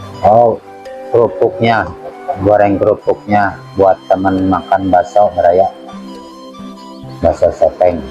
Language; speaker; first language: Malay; non-native, local second language; Sundanese